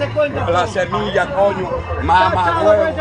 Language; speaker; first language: Spanish; native; Spanish